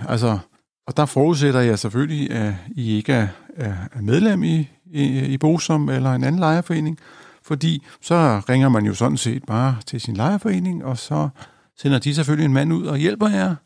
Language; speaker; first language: Danish; native; Danish